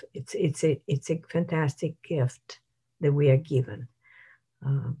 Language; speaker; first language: English; non-native, fluent; Italian